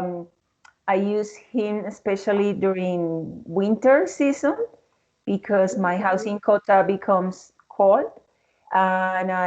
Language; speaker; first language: English; non-native, fluent; Spanish